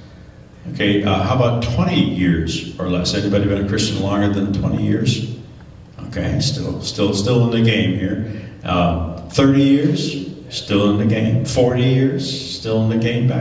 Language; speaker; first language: English; native; English